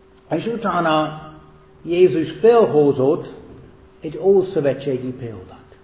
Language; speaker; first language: Hungarian; non-native, fluent; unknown